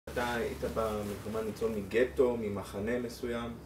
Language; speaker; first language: Hebrew; native; Hebrew